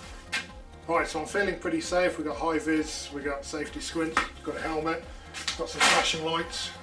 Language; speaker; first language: English; native; English